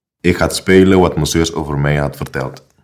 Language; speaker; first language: Dutch; non-native, local second language; Papiamento